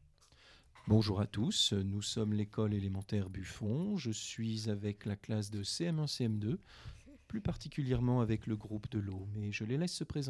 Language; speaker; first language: French; native; French